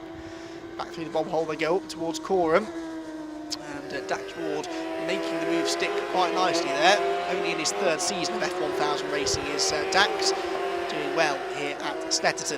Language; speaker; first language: English; native; English